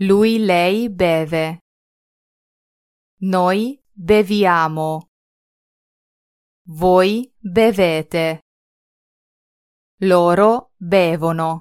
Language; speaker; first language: Italian; non-native, fluent; Hungarian